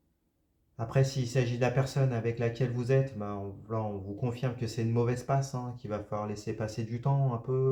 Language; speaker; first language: French; native; French